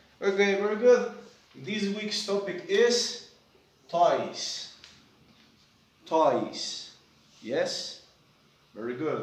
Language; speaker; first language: English; non-native, fluent; Spanish